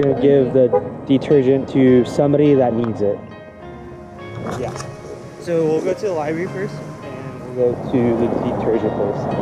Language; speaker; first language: English; early bilingual, other home language; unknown